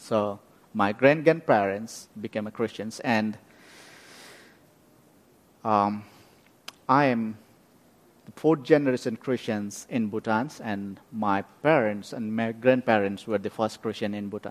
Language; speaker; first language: English; non-native, local second language; Nepali